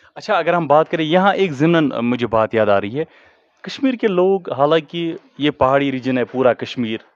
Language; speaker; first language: Hindi; non-native, local second language; Kashmiri